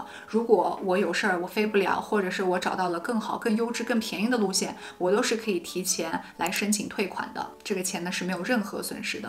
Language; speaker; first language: Chinese; native; Chinese